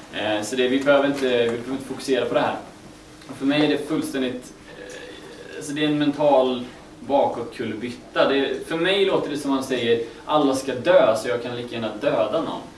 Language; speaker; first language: Swedish; native; Swedish